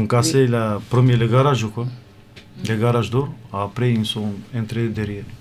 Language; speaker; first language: French; non-native, learner; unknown